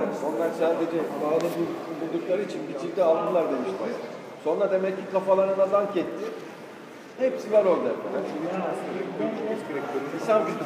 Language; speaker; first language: Turkish; native; Turkish